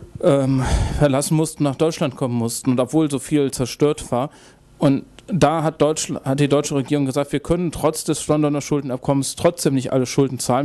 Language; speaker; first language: German; native; German